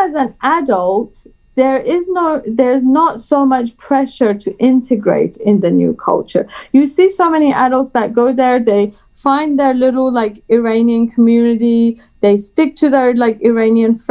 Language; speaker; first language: English; early bilingual, other home language; Persian